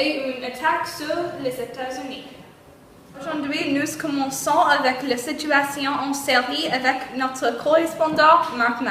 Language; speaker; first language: French; non-native, learner; English